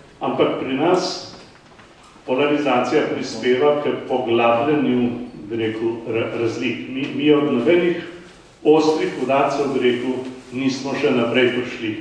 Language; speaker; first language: Slovenian; native; Slovenian